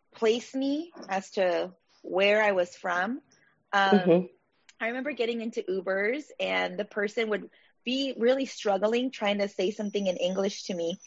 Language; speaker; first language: English; native; English